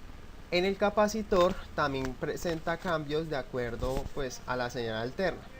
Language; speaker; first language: Spanish; native; Spanish